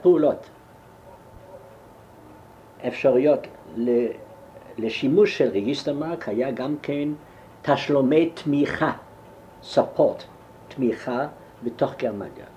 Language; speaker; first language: Hebrew; non-native, fluent; German